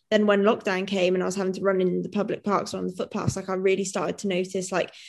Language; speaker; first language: English; native; English